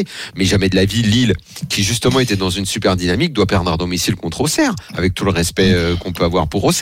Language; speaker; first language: French; native; French